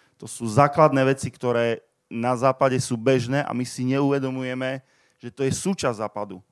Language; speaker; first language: Slovak; native; Slovak